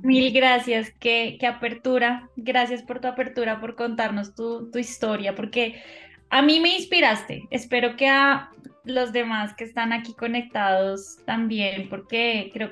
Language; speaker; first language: Spanish; native; Spanish